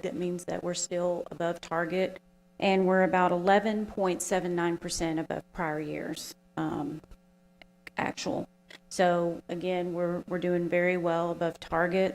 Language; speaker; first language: English; native; English